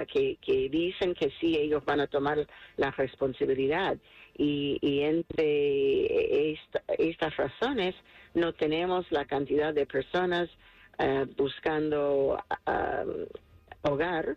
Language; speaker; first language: Spanish; non-native, fluent; English